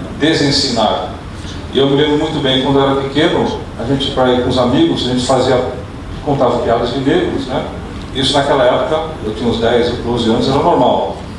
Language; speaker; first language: Portuguese; early bilingual, other home language; Dutch